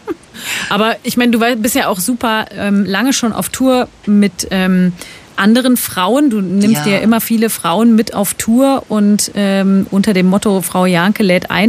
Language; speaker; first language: German; native; German